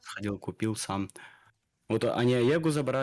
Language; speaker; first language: Russian; native; Russian